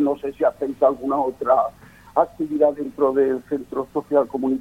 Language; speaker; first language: Spanish; native; Spanish